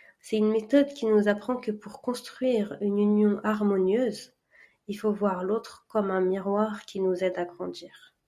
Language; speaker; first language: French; early bilingual, other home language; Arabic